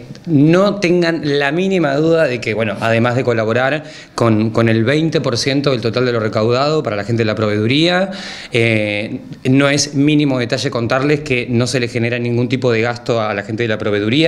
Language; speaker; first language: Spanish; native; Spanish